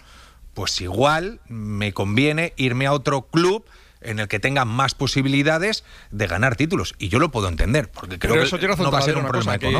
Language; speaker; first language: Spanish; native; Spanish